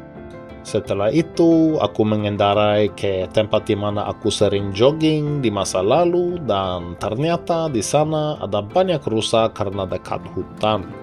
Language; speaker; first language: Indonesian; non-native, fluent; Norwegian